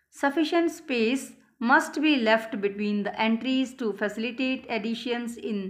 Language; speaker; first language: English; non-native, local second language; Punjabi